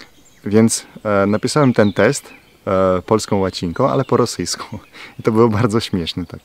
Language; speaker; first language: Polish; non-native, fluent; Slovenian